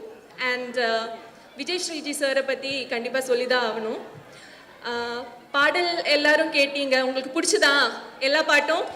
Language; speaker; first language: Tamil; non-native, fluent; Malayalam